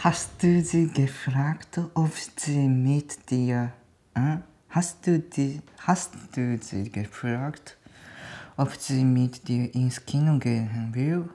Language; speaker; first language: German; non-native, learner; Japanese